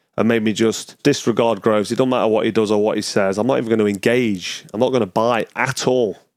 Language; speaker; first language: English; native; English